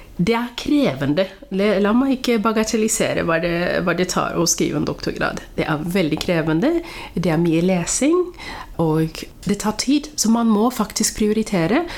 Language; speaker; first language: Norwegian; early bilingual, other home language; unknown